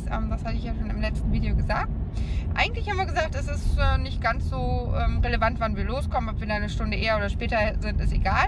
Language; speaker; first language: German; native; German